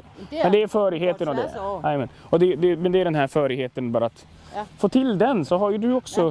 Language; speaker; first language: Swedish; native; Swedish